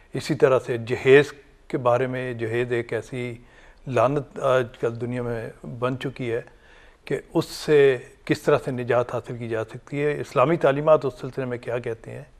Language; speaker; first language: Urdu; native; Urdu